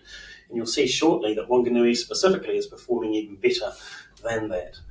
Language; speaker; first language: English; native; English